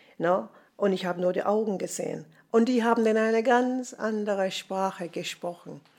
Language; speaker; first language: German; non-native, fluent; English